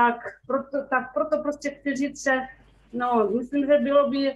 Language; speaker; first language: Czech; early bilingual, heritage; Czech